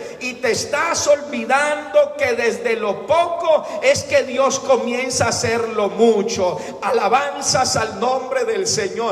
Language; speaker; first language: Spanish; native; Spanish